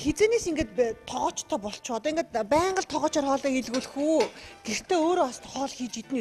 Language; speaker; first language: Mongolian; native; Mongolian